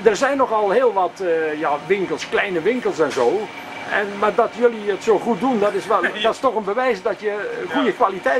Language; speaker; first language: Dutch; native; Dutch